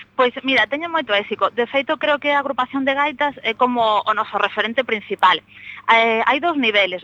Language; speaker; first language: Galician; native; Galician